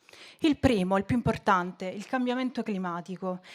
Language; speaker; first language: Italian; native; Italian